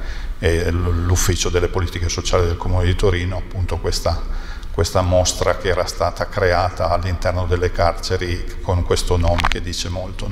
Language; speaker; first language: Italian; native; Italian